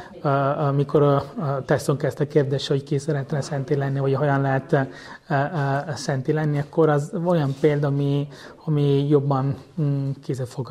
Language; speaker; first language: Hungarian; non-native, fluent; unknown